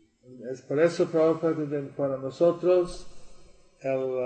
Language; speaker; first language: Spanish; non-native, learner; English